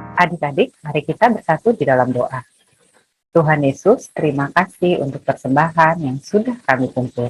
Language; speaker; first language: Indonesian; native; Indonesian